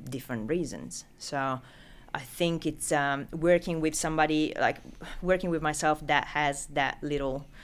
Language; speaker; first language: English; non-native, fluent; Italian